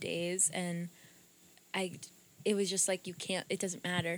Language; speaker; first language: English; early bilingual, other home language; Portuguese